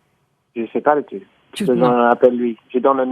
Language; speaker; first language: French; non-native, learner; English